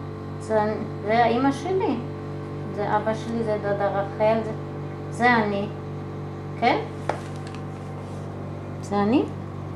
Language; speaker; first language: Hebrew; early bilingual, other home language; German